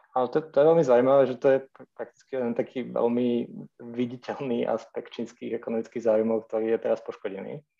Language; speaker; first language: Slovak; native; Slovak